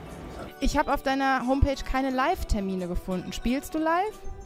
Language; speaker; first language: German; native; German